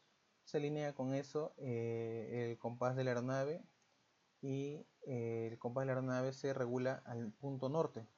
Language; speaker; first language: Spanish; native; Spanish